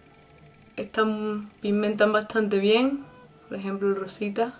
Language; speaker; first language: Spanish; native; Spanish